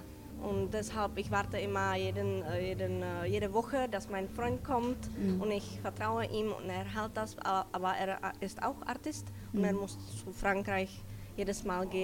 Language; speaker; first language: German; non-native, learner; Czech